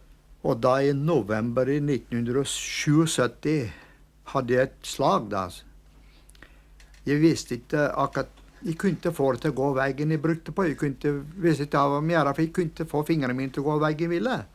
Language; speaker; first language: Norwegian; early bilingual, heritage; English